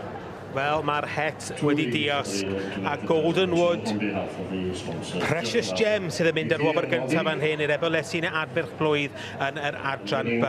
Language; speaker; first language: Welsh; native; Welsh